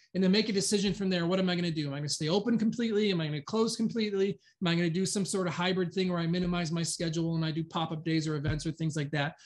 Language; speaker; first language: English; native; English